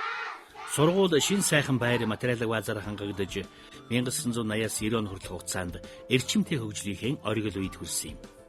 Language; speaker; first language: Mongolian; native; Mongolian